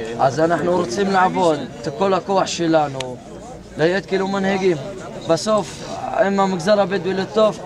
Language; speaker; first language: Hebrew; non-native, local second language; Arabic